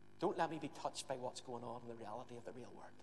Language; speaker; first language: English; native; English